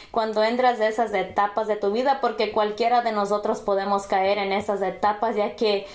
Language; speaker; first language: Spanish; early bilingual, heritage; Spanish